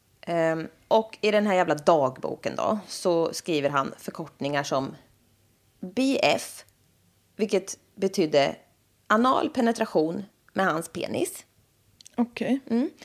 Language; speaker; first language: Swedish; native; Swedish